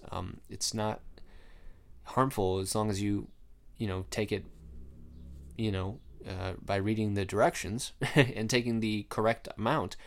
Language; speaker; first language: English; native; English